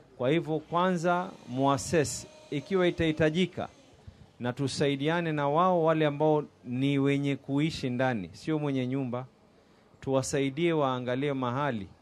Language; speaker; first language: Swahili; native; Swahili